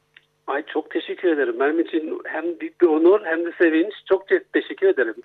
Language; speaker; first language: Turkish; non-native, fluent; German